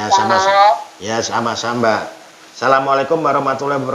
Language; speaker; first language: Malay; non-native, local second language; Javanese